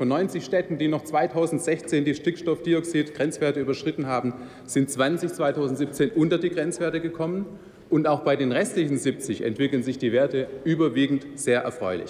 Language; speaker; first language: German; native; German